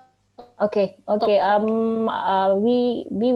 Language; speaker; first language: English; non-native, learner; Indonesian